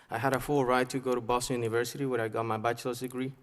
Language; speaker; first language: English; non-native, fluent; Spanish